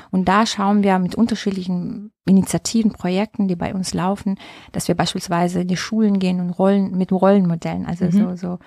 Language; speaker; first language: German; non-native, fluent; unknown